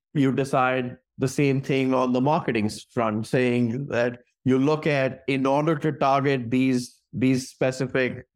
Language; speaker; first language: English; non-native, local second language; Hindi